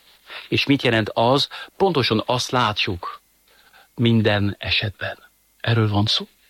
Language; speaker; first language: Hungarian; non-native, fluent; French